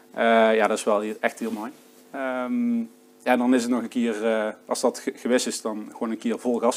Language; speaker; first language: Dutch; native; Dutch